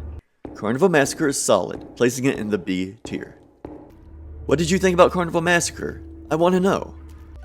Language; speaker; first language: English; native; English